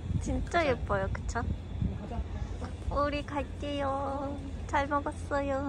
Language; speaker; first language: Korean; non-native, learner; Turkish